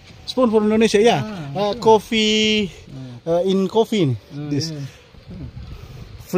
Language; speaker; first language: English; non-native, learner; Indonesian